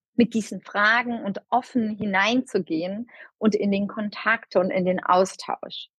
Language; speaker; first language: German; early bilingual, other home language; Turkish